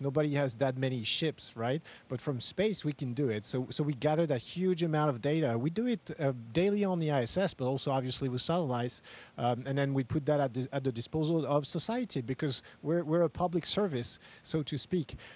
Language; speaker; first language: English; non-native, fluent; French